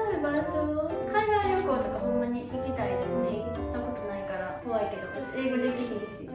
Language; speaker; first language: Japanese; native; Japanese